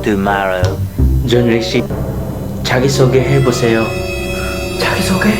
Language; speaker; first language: Korean; non-native, learner; Filipino